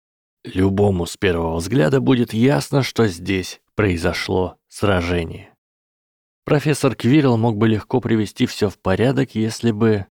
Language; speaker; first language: Russian; native; Russian